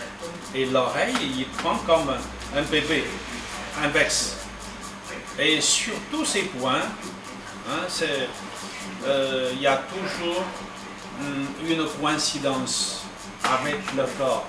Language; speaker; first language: French; non-native, fluent; Chinese